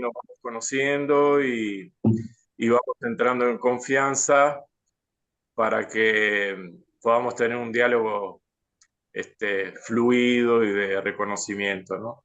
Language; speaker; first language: Spanish; native; Spanish